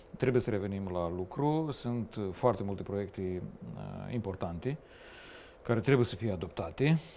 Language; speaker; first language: Romanian; native; Romanian